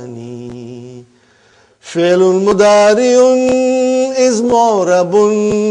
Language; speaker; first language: Arabic; non-native, fluent; Urdu